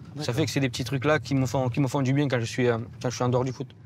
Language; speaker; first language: French; native; French